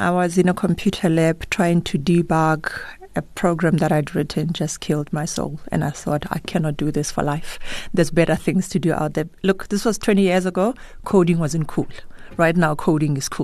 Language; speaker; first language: English; non-native, local second language; Tswana